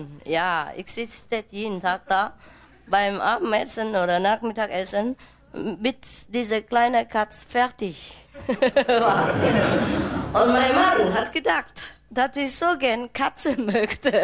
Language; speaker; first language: German; non-native, fluent; Vietnamese